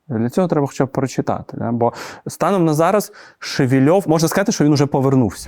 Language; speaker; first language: Ukrainian; native; Ukrainian